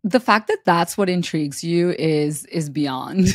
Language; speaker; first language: English; early bilingual, other home language; Hindi